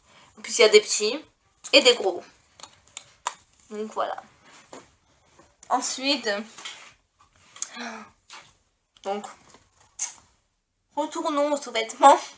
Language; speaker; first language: French; native; French